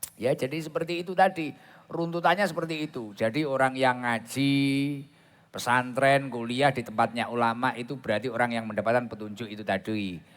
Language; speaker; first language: Indonesian; non-native, local second language; Javanese